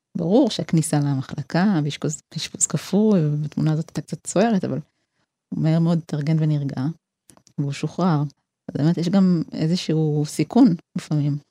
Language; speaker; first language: Hebrew; early bilingual, other home language; Amharic